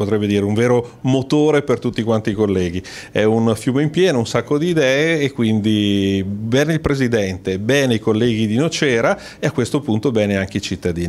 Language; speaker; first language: Italian; native; Italian